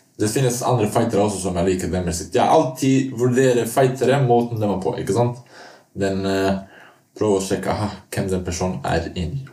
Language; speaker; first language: Norwegian; non-native, fluent; Bosnian